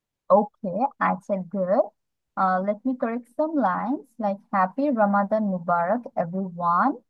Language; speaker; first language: English; non-native, fluent; Bangla